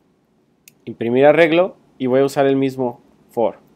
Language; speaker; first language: Spanish; native; Spanish